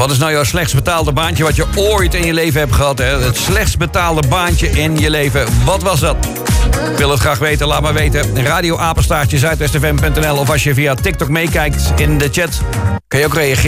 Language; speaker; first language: Dutch; native; Dutch